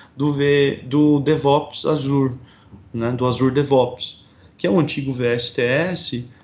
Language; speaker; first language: Portuguese; native; Portuguese